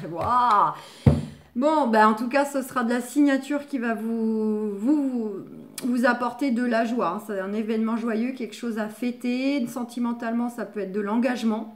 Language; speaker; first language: French; native; French